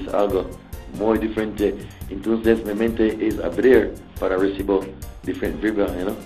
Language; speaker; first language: Spanish; non-native, learner; English